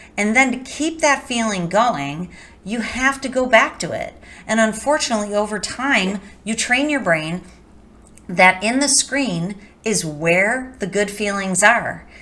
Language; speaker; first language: English; native; English